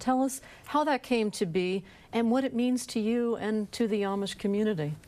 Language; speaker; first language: English; native; English